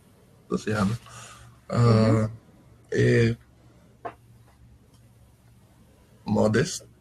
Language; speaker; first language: French; non-native, learner; English